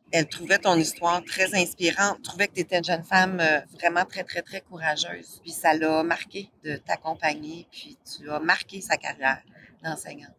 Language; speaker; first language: French; native; French